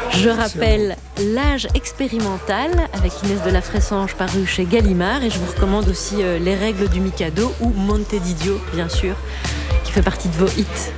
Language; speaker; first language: French; native; French